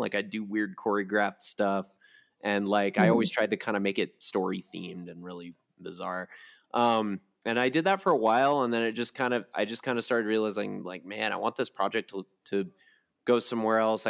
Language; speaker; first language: English; native; English